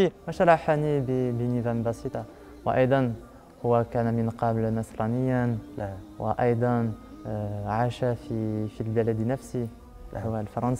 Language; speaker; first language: Arabic; non-native, learner; French